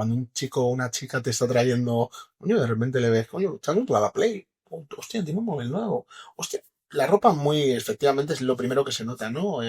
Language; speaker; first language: Spanish; native; Spanish